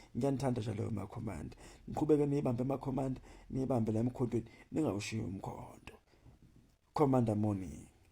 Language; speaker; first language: Zulu; native; Zulu